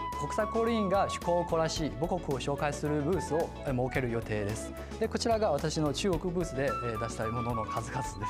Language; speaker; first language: Japanese; non-native, fluent; Chinese